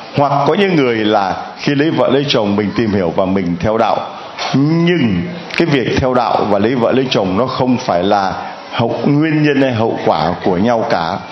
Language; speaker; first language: Vietnamese; native; Vietnamese